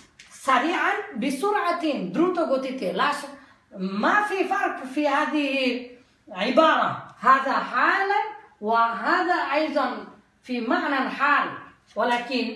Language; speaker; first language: Arabic; non-native, fluent; Bangla